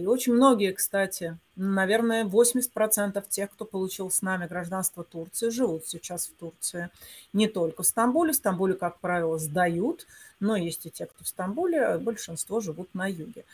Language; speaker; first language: Russian; native; Russian